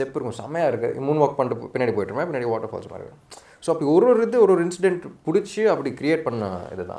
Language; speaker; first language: Tamil; non-native, local second language; Telugu